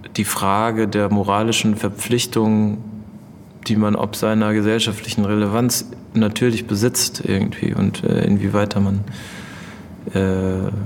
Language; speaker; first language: German; native; German